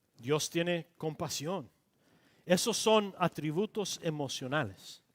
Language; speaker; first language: Spanish; non-native, local second language; English